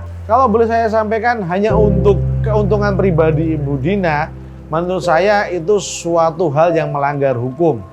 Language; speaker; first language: Indonesian; native; Indonesian